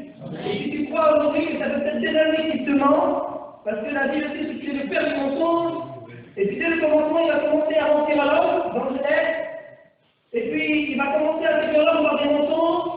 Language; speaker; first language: French; native; French